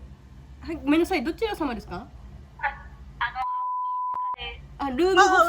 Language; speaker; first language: Japanese; native; Japanese